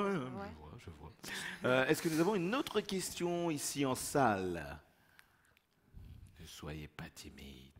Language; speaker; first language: French; native; French